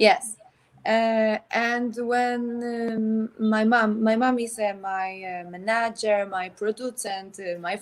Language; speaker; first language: English; non-native, learner; Polish